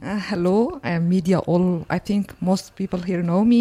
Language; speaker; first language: English; non-native, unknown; Kurdish